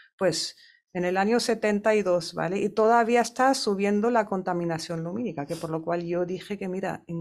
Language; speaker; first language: Spanish; non-native, fluent; German